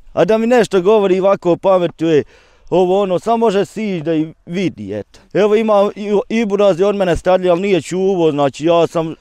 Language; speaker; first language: Croatian; native; Croatian